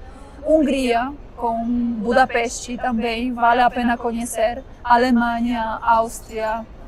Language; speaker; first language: Portuguese; non-native, fluent; Polish